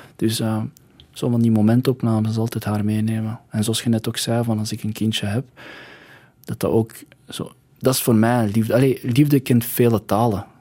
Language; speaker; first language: Dutch; early bilingual, other home language; Arabic